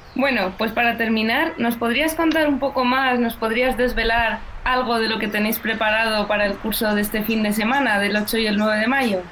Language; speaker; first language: Spanish; native; Spanish